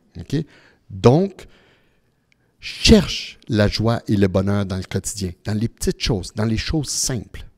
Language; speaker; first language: French; early bilingual, other home language; Italian